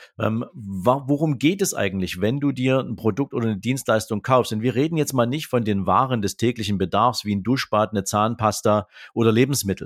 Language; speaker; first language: German; native; German